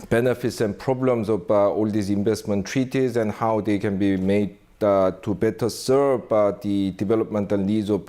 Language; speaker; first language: English; non-native, fluent; Korean